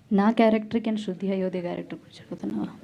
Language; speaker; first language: Telugu; non-native, learner; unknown